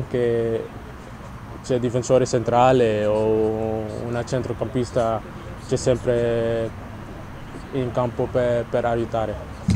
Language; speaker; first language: Italian; non-native, learner; Dutch